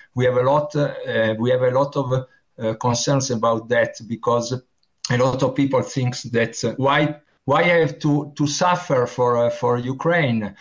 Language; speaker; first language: English; non-native, learner; Italian